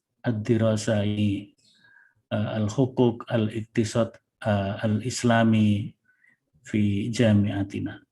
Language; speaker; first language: Arabic; non-native, fluent; Indonesian